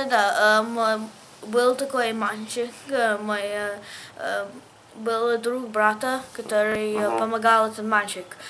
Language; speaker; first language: Russian; early bilingual, heritage; English